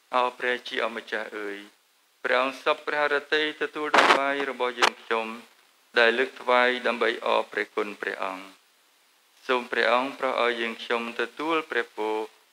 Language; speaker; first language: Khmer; native; Khmer